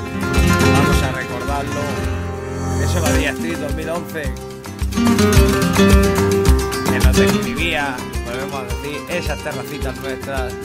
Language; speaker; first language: Spanish; native; Spanish